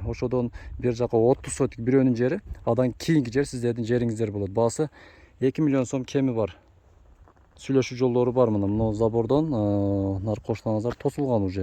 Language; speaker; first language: Kyrgyz; non-native, local second language; Uzbek